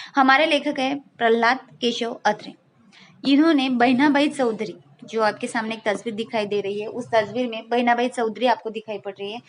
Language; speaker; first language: Hindi; non-native, local second language; Marathi